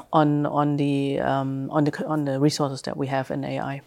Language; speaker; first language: English; early bilingual, other home language; German